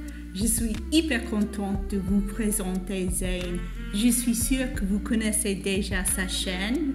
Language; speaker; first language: French; non-native, fluent; English